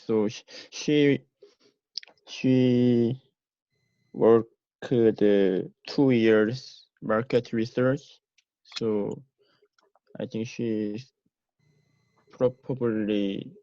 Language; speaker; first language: English; non-native, learner; Korean